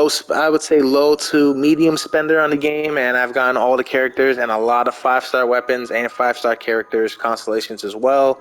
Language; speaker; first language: English; native; English